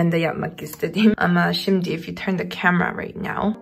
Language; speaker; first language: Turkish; non-native, learner; Korean